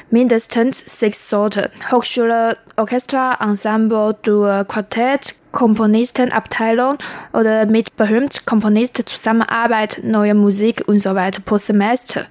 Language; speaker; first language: German; non-native, learner; Chinese